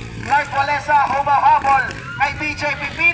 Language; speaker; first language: Filipino; non-native, local second language; Cebuano